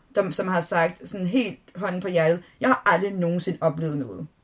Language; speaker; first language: Danish; native; Danish